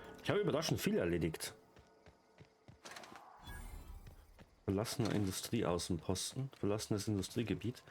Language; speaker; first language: German; native; German